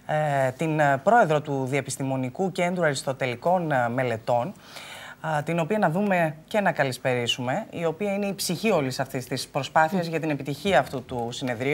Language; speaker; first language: Greek; native; Greek